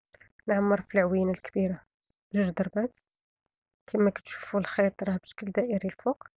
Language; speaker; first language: Arabic; native; Arabic